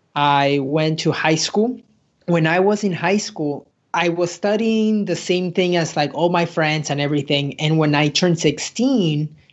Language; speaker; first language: English; early bilingual, other home language; Spanish